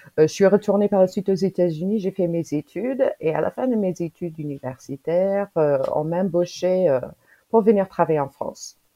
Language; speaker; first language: French; non-native, fluent; English